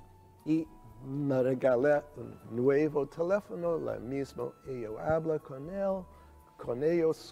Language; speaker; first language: Spanish; non-native, learner; English